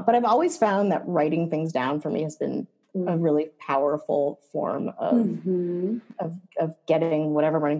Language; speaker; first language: English; native; English